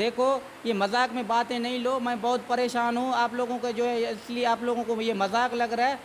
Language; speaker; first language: Urdu; non-native, local second language; Saraiki